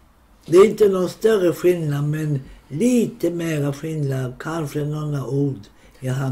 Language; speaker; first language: Swedish; non-native, local second language; Romany